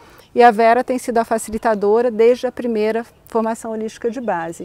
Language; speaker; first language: Portuguese; native; Portuguese